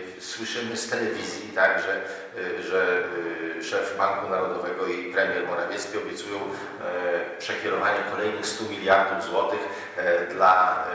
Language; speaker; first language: Polish; native; Polish